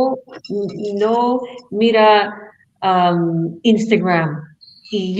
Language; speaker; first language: Spanish; non-native, learner; English